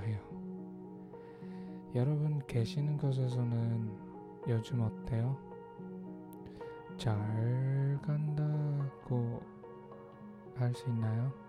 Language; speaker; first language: Korean; non-native, learner; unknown